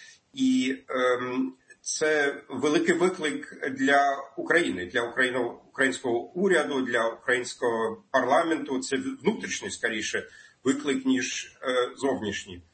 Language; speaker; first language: Ukrainian; non-native, fluent; German